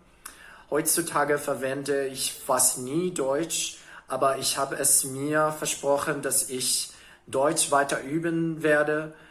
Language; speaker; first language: German; non-native, learner; Spanish